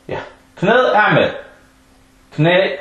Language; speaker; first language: Danish; early bilingual, other home language; Arabic